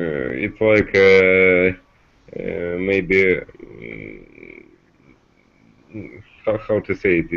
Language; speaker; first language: English; non-native, learner; Russian